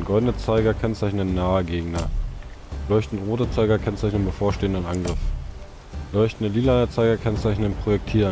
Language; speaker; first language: German; native; German